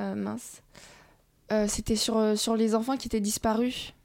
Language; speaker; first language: French; non-native, fluent; Russian